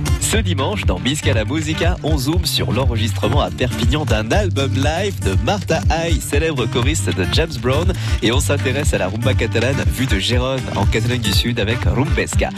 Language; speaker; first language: French; native; French